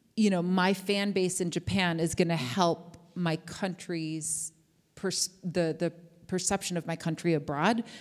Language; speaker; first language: English; native; English